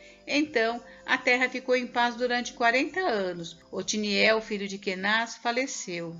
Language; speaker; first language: Portuguese; native; Portuguese